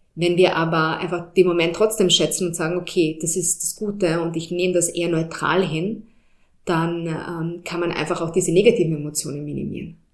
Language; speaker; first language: German; early bilingual, heritage; German